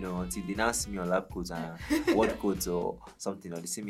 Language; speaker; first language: English; non-native, local second language; Yoruba